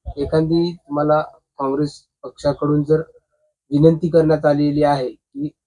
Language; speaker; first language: Marathi; native; Marathi